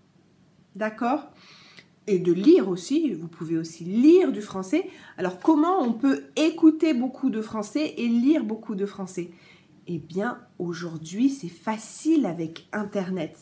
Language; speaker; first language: French; native; French